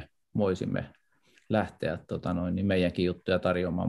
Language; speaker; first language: Finnish; native; Finnish